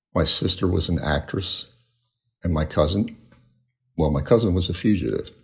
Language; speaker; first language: English; native; English